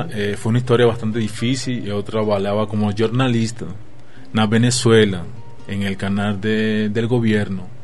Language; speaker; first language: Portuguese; non-native, learner; Spanish